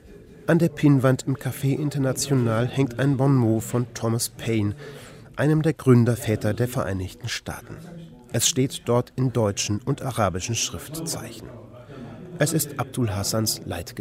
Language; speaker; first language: German; native; German